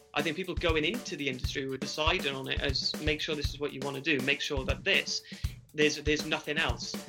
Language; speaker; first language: English; native; English